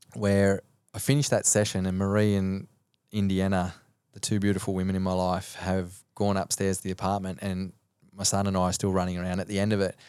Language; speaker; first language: English; native; English